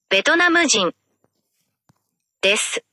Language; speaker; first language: Japanese; non-native, learner; Thai